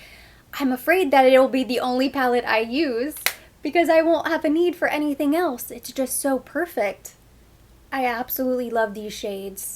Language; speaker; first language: English; native; English